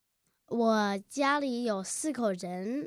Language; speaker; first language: Chinese; early bilingual, heritage; Chinese